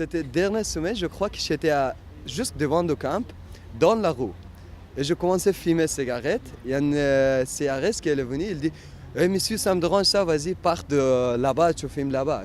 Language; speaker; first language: French; non-native, learner; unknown